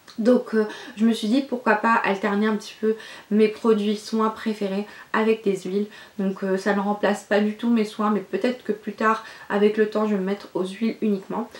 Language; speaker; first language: French; non-native, local second language; Arabic